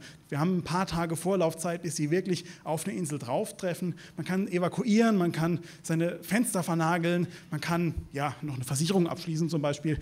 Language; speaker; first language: German; native; German